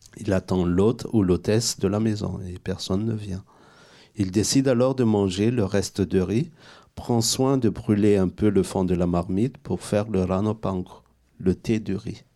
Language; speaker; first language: French; non-native, local second language; Malagasy